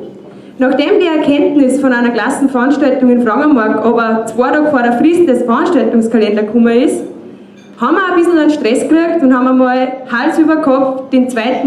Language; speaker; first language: German; native; German